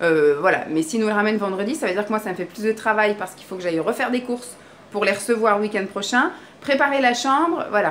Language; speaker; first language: French; native; French